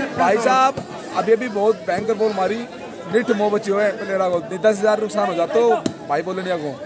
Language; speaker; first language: Hindi; native; Hindi